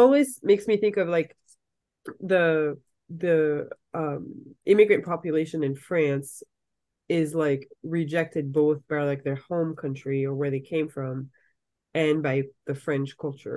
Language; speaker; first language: English; non-native, fluent; French